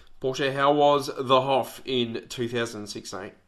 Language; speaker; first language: English; native; English